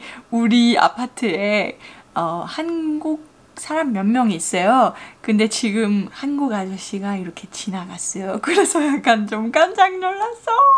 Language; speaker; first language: Korean; non-native, fluent; French